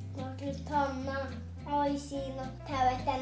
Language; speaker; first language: Japanese; early bilingual, heritage; Japanese